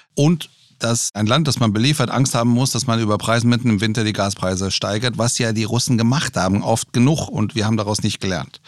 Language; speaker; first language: German; early bilingual, other home language; Persian